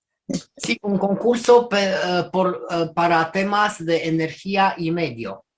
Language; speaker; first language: Spanish; non-native, fluent; Romanian